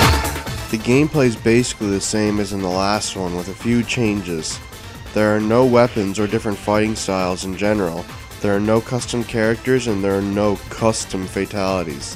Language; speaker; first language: English; native; English